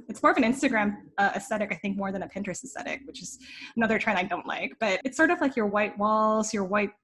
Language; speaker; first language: English; native; English